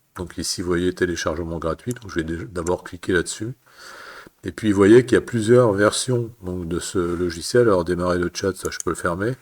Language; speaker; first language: French; native; French